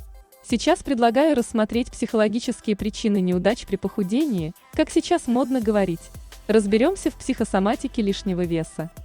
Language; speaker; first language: Russian; native; Russian